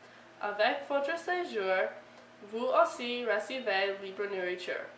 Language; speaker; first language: French; non-native, learner; English